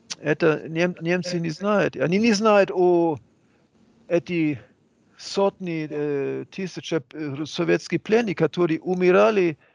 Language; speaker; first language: Russian; non-native, fluent; German